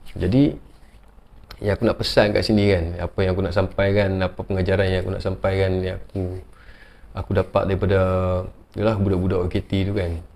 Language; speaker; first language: Malay; native; Malay